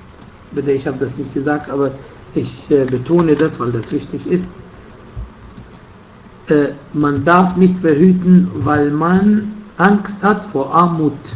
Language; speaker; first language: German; non-native, fluent; Arabic